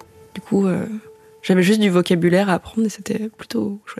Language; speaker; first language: French; early bilingual, other home language; Indonesian